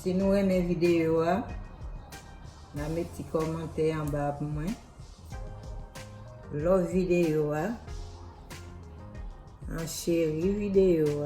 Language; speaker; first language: French; non-native, learner; Haitian Creole